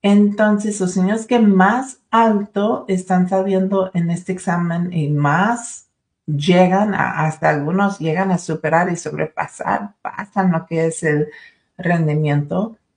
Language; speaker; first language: Spanish; early bilingual, other home language; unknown